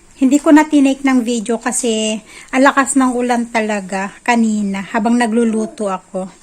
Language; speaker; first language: Filipino; native; Filipino